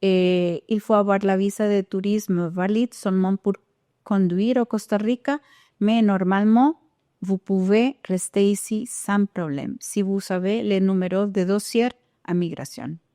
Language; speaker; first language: French; non-native, fluent; Spanish